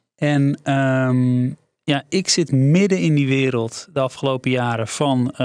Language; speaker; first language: Dutch; native; Dutch